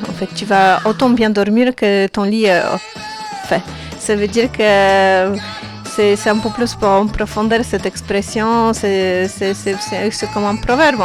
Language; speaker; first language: French; non-native, fluent; Polish